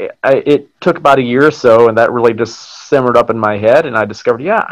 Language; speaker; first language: English; native; English